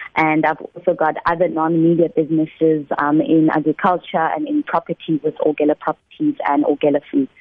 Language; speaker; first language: English; non-native, local second language; Northern Sotho